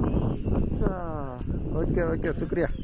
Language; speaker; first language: Hindi; non-native, local second language; Tamil